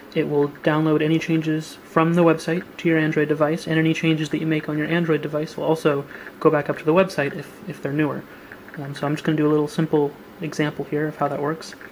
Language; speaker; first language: English; native; English